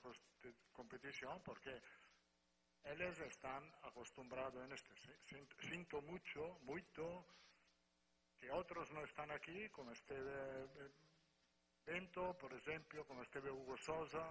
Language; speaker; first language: Portuguese; non-native, fluent; Spanish